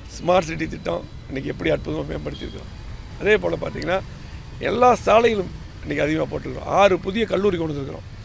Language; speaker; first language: Tamil; native; Tamil